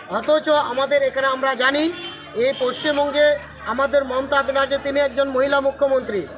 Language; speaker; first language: Bangla; non-native, local second language; Santali